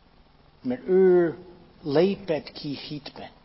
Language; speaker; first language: Hungarian; non-native, fluent; English